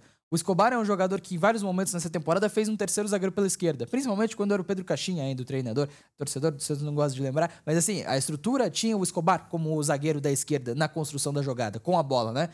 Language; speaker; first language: Portuguese; native; Portuguese